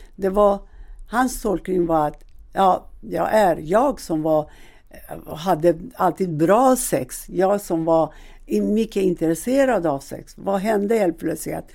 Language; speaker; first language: Swedish; non-native, fluent; Persian